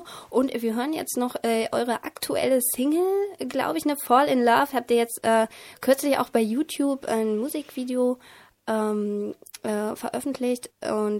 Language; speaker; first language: German; native; German